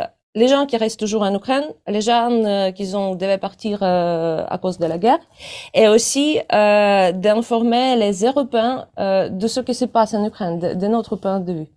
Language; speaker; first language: French; non-native, fluent; Ukrainian